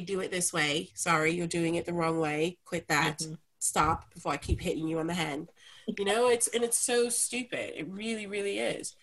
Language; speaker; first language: English; native; English